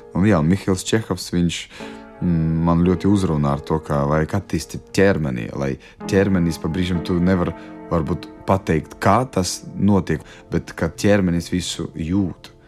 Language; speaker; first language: Latvian; non-native, local second language; Russian